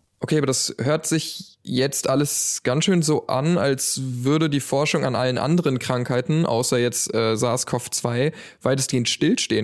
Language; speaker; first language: German; native; German